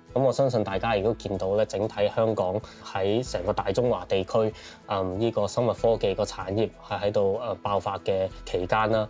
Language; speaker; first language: Cantonese; early bilingual, other home language; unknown